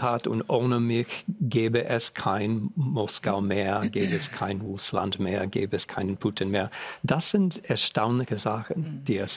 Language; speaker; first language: German; non-native, fluent; English